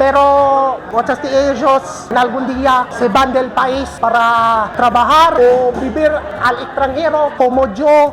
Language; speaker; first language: Spanish; non-native, fluent; Filipino